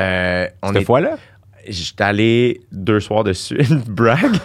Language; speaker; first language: French; native; French